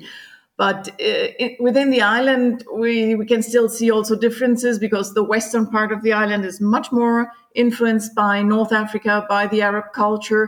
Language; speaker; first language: English; non-native, fluent; German